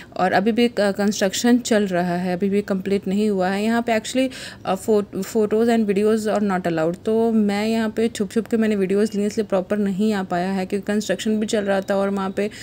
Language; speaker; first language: Hindi; native; Hindi